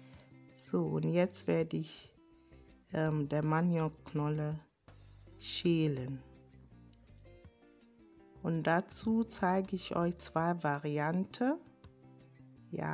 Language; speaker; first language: German; non-native, fluent; Akan